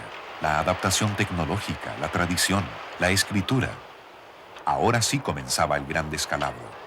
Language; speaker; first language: Spanish; native; Spanish